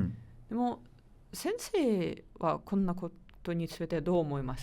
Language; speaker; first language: Japanese; non-native, learner; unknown